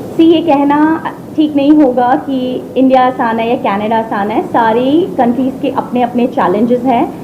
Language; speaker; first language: Hindi; native; Hindi